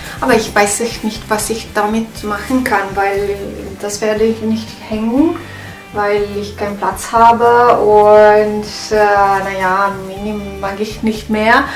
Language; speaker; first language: German; non-native, learner; Italian